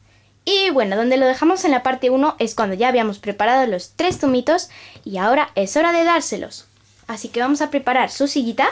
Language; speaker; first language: Spanish; native; Spanish